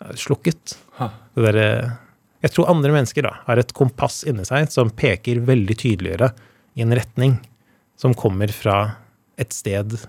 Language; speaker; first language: Norwegian; native; Norwegian